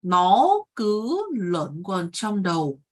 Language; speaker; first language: Vietnamese; non-native, learner; Korean